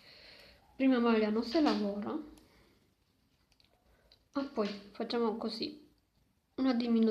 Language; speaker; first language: Italian; non-native, learner; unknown